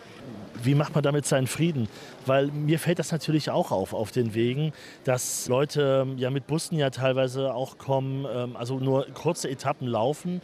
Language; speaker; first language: German; native; German